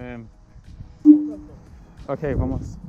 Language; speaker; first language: Spanish; non-native, fluent; English